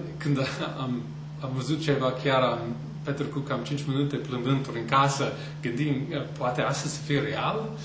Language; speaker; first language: Romanian; non-native, fluent; English